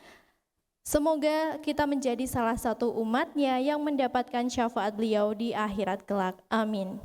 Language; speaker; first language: Indonesian; native; Indonesian